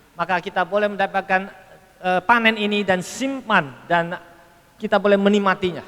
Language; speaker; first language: Indonesian; native; Indonesian